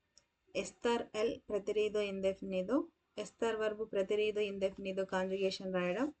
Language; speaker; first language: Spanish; non-native, fluent; Telugu